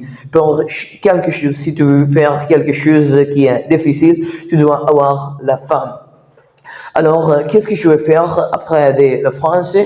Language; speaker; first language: French; non-native, learner; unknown